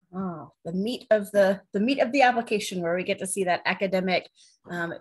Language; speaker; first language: English; native; English